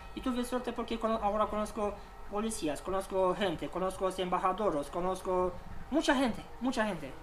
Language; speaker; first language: Spanish; non-native, learner; Romanian